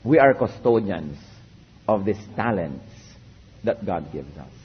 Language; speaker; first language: English; non-native, local second language; Filipino